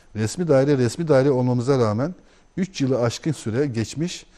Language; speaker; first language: Turkish; native; Turkish